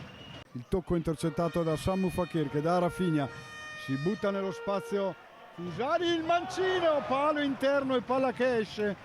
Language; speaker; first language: Italian; native; Italian